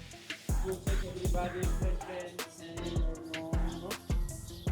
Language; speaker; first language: English; non-native, learner; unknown